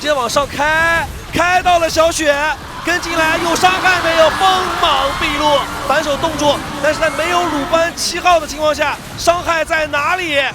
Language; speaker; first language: Chinese; native; Chinese